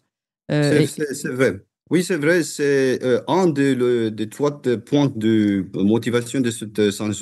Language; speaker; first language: French; non-native, fluent; Romanian